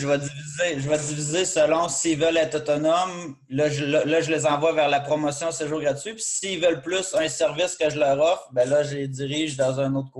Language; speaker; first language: French; native; French